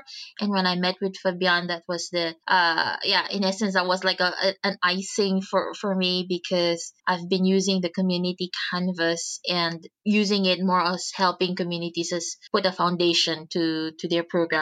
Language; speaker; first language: English; non-native, local second language; Filipino